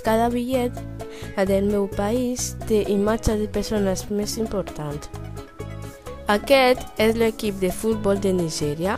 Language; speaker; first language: Catalan; non-native, learner; Bini